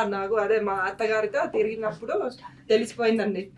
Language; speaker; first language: Telugu; non-native, fluent; Finnish